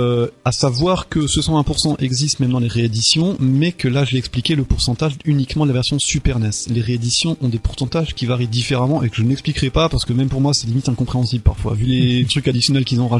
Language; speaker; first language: French; native; French